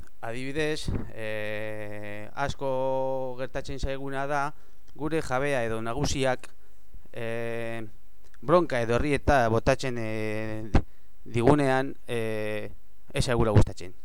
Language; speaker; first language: Basque; non-native, learner; Spanish